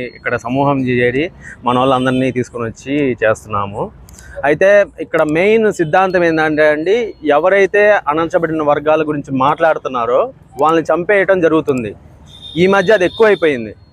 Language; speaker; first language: Telugu; native; Telugu